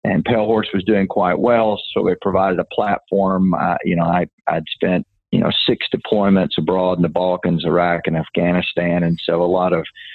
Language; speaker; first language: English; native; English